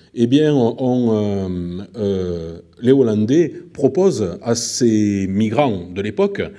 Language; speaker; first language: French; native; French